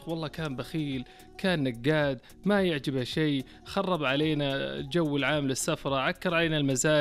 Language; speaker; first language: Arabic; native; Arabic